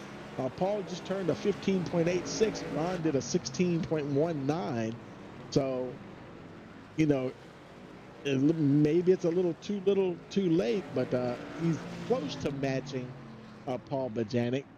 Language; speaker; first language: English; native; English